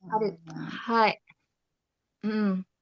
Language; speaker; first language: Japanese; non-native, learner; Indonesian